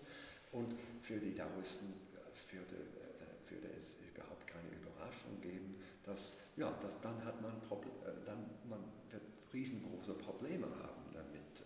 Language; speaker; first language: German; non-native, fluent; English